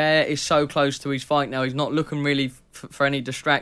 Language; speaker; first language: English; native; English